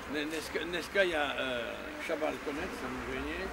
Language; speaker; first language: Czech; non-native, learner; French